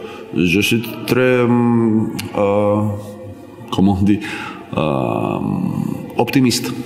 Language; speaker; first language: French; non-native, learner; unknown